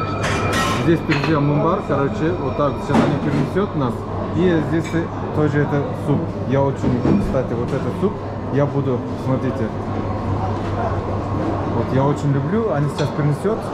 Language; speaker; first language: Russian; non-native, learner; Turkish